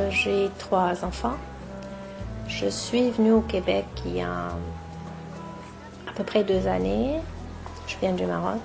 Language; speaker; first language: French; non-native, local second language; Arabic